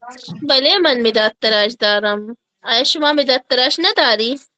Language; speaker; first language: Persian; non-native, learner; Urdu